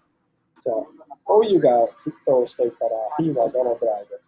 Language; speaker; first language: Japanese; non-native, fluent; English